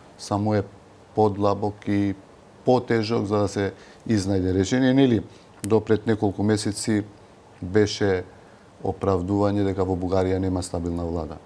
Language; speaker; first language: Macedonian; non-native, local second language; Albanian